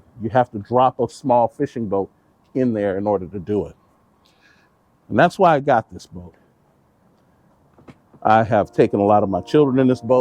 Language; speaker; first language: English; native; English